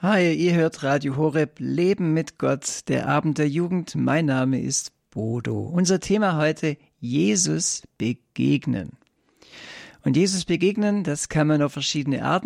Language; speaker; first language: German; native; German